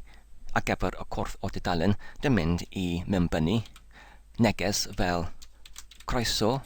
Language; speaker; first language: Welsh; non-native, learner; English